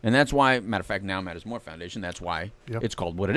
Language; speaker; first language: English; native; English